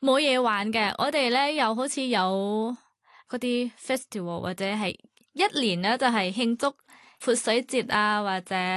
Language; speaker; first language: Cantonese; non-native, fluent; Thai